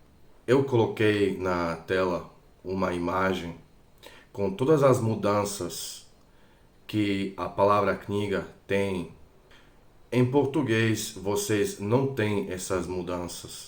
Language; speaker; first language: Portuguese; non-native, fluent; Croatian